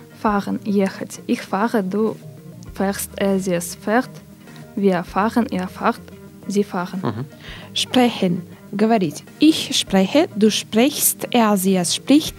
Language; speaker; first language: German; non-native, learner; Russian